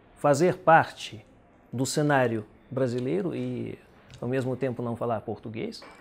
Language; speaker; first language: Portuguese; non-native, fluent; Russian